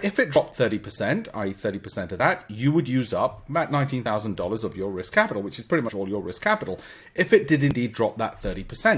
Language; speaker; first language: English; native; English